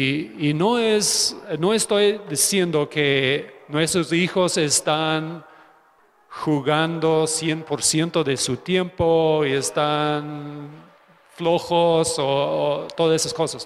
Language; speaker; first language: Spanish; non-native, fluent; English